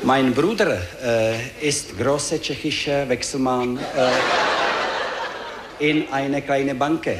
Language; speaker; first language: German; non-native, learner; Czech